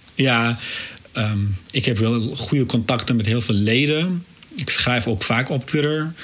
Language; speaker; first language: Dutch; non-native, fluent; Arabic